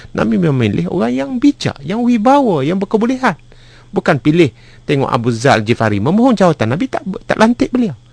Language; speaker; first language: Malay; native; Malay